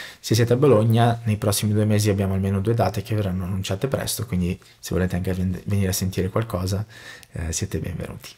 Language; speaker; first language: Italian; non-native, fluent; Portuguese